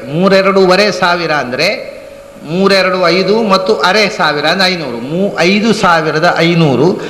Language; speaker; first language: Kannada; non-native, local second language; Tulu